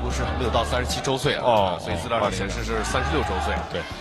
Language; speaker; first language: Chinese; native; Chinese